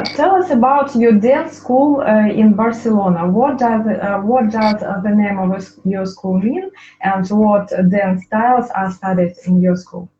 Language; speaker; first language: English; non-native, learner; Russian